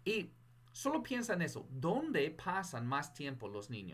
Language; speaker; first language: Spanish; non-native, fluent; English